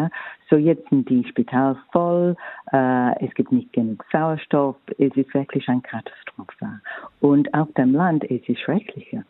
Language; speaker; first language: German; non-native, fluent; English